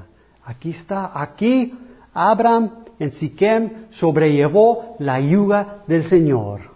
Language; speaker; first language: Spanish; early bilingual, heritage; English